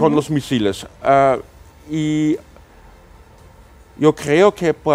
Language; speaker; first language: Spanish; non-native, fluent; German